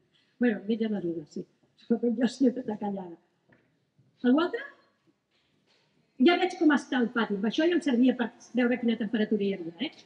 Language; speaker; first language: Catalan; native; Catalan